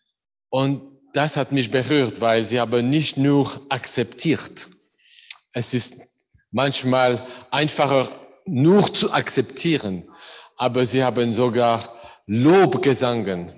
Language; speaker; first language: German; non-native, learner; English